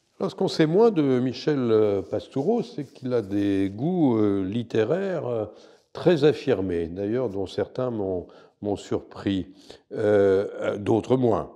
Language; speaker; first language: French; native; French